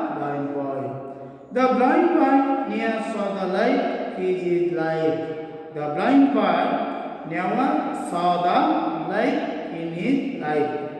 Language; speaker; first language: English; non-native, local second language; Kannada